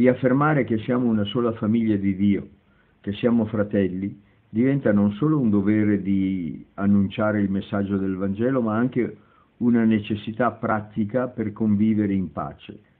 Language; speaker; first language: Italian; native; Italian